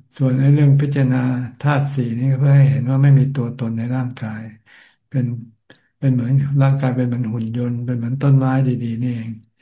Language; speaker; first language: Thai; native; Thai